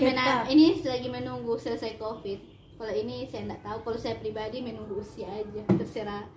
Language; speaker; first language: Indonesian; native; Indonesian